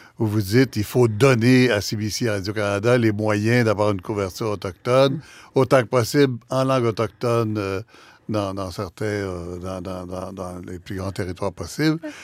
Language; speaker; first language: French; native; French